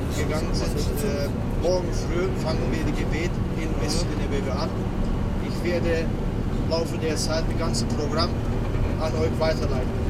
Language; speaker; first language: German; non-native, learner; Turkish